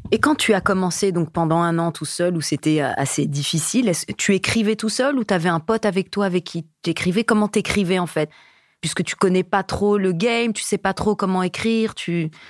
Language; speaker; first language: French; native; French